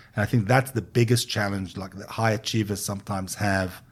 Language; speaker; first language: English; non-native, fluent; Hebrew